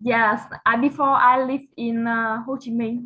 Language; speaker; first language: English; non-native, learner; Vietnamese